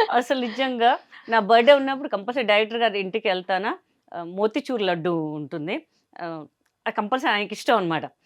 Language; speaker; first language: Telugu; non-native, fluent; Hindi